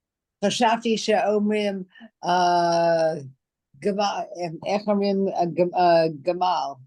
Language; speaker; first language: Hebrew; non-native, learner; English